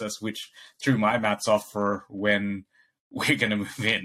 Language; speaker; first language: English; non-native, local second language; Bangla